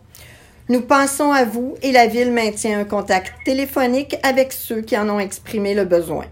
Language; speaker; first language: French; native; French